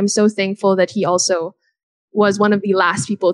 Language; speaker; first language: English; native; English